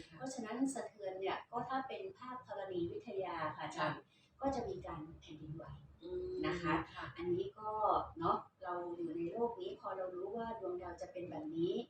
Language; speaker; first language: Thai; native; Thai